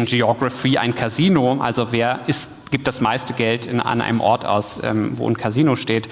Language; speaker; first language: German; native; German